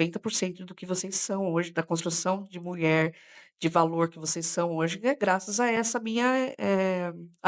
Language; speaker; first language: Portuguese; native; Portuguese